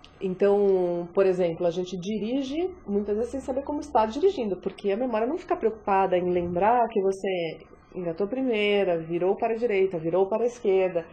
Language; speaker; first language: Portuguese; native; Portuguese